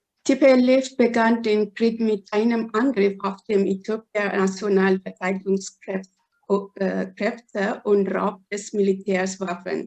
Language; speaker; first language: German; non-native, learner; Amharic